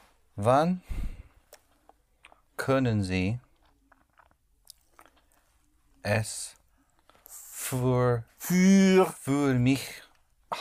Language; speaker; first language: German; non-native, learner; English